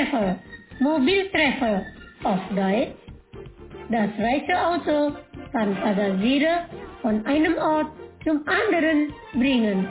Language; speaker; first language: German; non-native, fluent; Indonesian